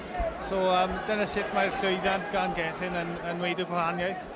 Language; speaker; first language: Welsh; non-native, local second language; English